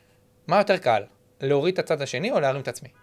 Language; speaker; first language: Hebrew; native; Hebrew